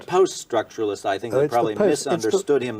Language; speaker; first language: English; native; English